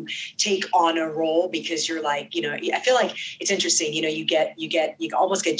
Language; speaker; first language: English; non-native, fluent; Arabic